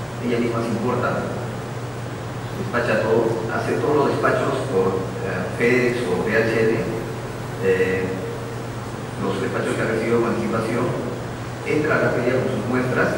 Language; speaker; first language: Spanish; native; Spanish